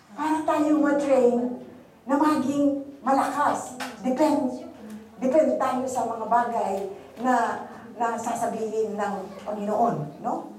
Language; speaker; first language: Filipino; non-native, local second language; Bikol